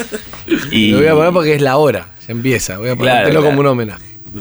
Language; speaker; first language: Spanish; native; Spanish